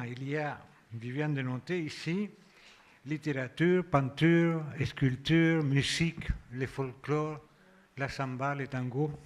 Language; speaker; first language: French; non-native, fluent; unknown